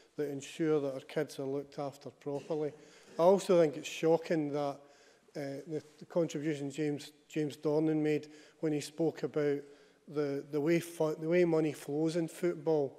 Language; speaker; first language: English; native; English